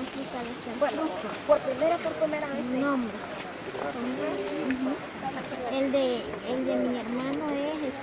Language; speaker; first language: Spanish; native; Spanish